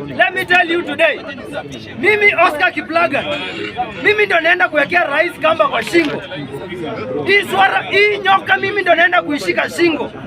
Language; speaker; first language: Swahili; non-native, local second language; Kalenjin